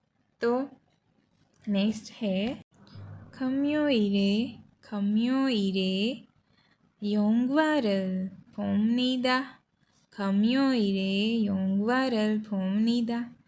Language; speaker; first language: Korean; non-native, learner; Hindi